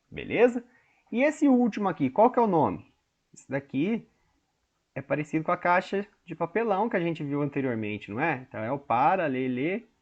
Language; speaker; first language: Portuguese; native; Portuguese